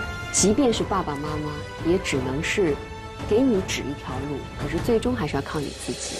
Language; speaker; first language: Chinese; native; Chinese